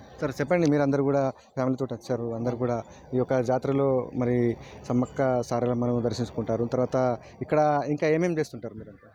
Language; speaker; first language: Telugu; native; Telugu